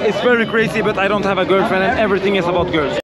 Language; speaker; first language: English; non-native, fluent; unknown